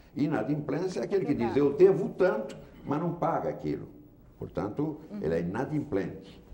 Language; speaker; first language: Portuguese; native; Portuguese